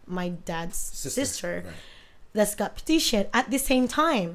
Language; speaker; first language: English; non-native, local second language; Iloko